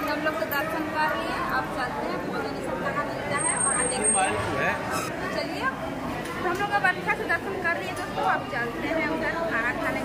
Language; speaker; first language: Hindi; native; Hindi